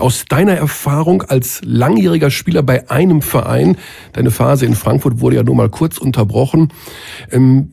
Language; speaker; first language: German; native; German